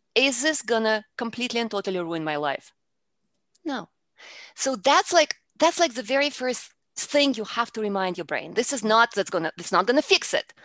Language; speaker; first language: English; non-native, fluent; Russian